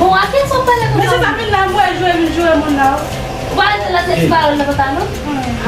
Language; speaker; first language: French; non-native, learner; Haitian Creole